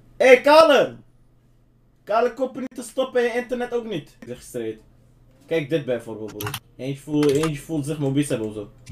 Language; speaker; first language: Dutch; early bilingual, other home language; Turkish